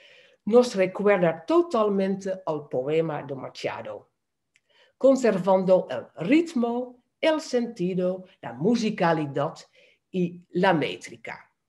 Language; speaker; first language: Spanish; non-native, fluent; Dutch